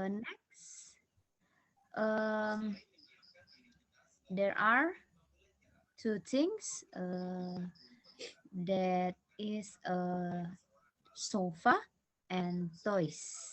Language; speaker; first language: English; non-native, learner; Indonesian